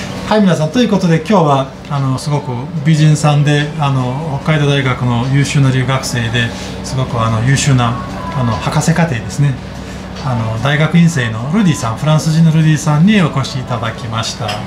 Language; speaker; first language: Japanese; non-native, fluent; Azerbaijani